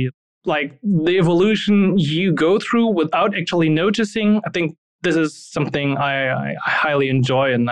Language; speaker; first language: English; non-native, fluent; German